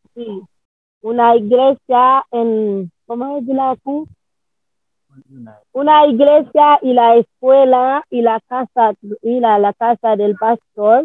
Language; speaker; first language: Spanish; non-native, learner; Haitian Creole